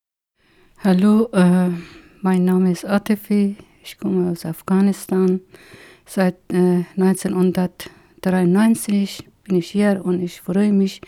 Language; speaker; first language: German; non-native, learner; Persian